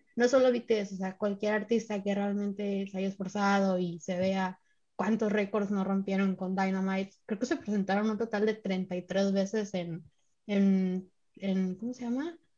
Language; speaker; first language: Spanish; native; Spanish